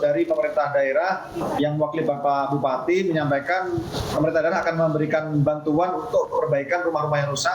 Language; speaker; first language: Indonesian; native; Indonesian